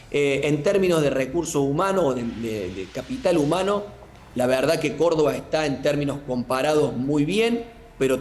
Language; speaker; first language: Spanish; native; Spanish